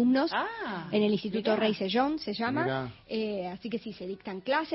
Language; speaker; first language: Spanish; native; Spanish